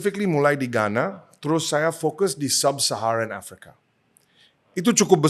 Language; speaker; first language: Indonesian; non-native, fluent; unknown